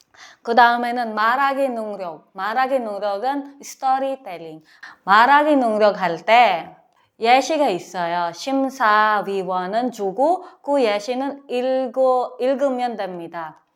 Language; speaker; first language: Korean; non-native, learner; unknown